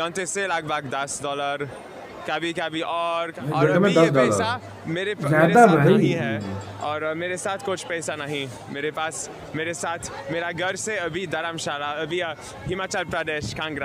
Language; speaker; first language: Hindi; non-native, learner; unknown